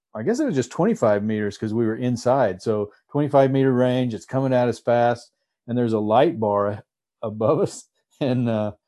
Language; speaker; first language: English; native; English